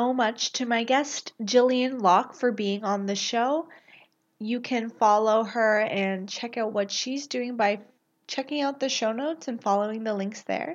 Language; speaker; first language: English; native; English